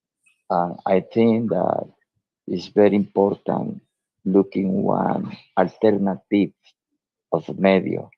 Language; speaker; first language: English; non-native, learner; Spanish